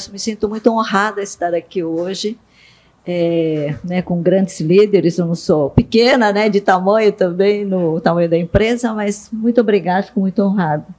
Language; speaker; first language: Portuguese; early bilingual, other home language; Japanese